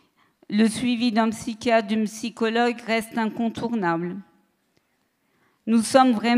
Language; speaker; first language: French; native; French